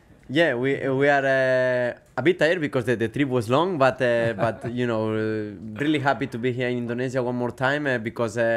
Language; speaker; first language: English; non-native, fluent; Spanish